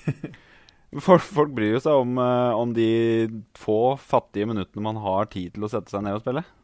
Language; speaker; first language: Norwegian; native; Norwegian